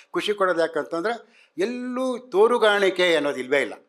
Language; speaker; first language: Kannada; native; Kannada